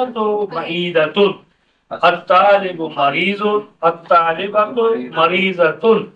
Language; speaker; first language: Arabic; non-native, fluent; Urdu